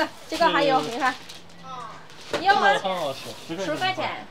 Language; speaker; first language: Chinese; non-native, learner; Indonesian